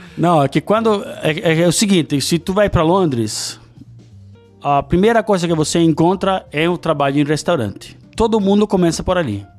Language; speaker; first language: Portuguese; non-native, fluent; Italian